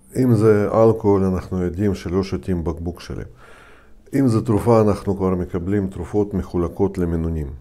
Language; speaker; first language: Hebrew; non-native, fluent; Russian